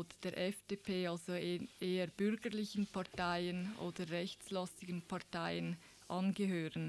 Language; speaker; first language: German; native; German